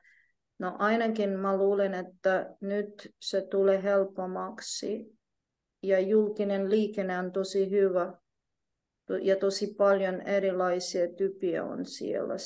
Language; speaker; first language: Finnish; non-native, fluent; Ukrainian